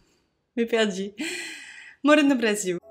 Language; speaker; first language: Portuguese; non-native, fluent; French